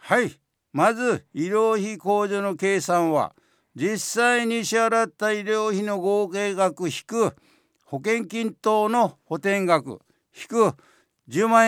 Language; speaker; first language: Japanese; native; Japanese